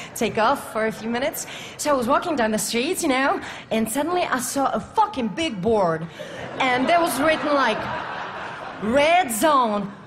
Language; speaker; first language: English; non-native, fluent; Czech